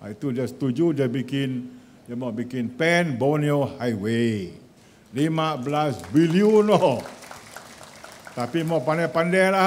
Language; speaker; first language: Malay; native; Malay